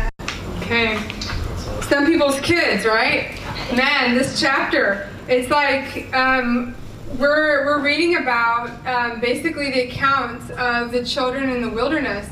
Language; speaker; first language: English; native; English